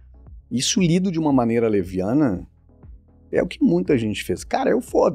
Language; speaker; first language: Portuguese; native; Portuguese